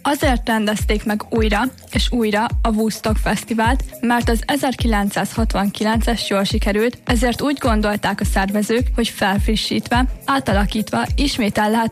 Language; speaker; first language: Hungarian; native; Hungarian